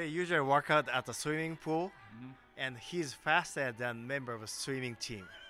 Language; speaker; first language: English; non-native, fluent; Japanese